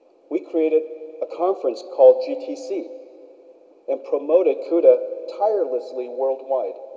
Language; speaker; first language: English; early bilingual, other home language; Min Nan Chinese